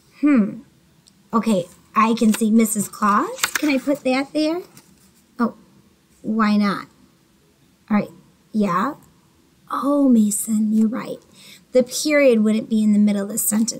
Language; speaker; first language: English; native; English